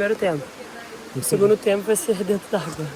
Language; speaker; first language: Portuguese; native; Portuguese